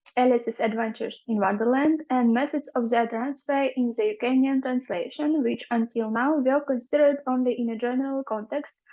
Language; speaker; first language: English; non-native, fluent; Ukrainian